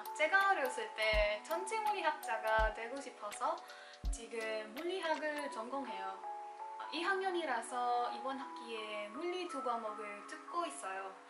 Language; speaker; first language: Korean; non-native, learner; Filipino